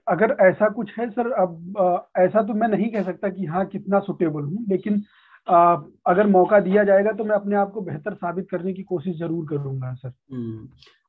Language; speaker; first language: Hindi; native; Hindi